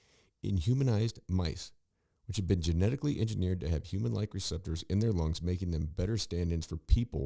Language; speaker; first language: English; native; English